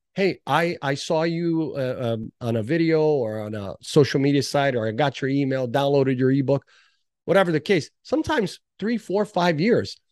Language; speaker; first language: English; early bilingual, other home language; Portuguese